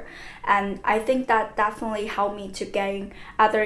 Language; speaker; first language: English; non-native, fluent; Chinese